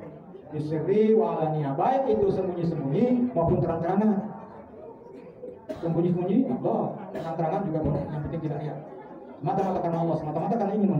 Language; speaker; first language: Indonesian; native; Indonesian